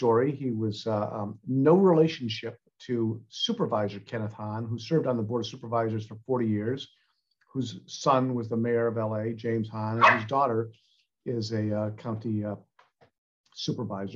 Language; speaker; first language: English; native; English